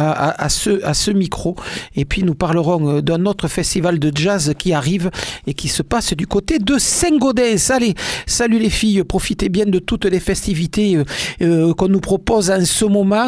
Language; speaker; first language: French; native; French